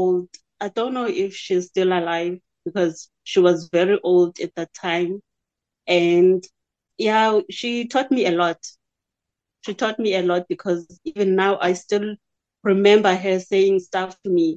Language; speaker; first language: English; non-native, local second language; Xhosa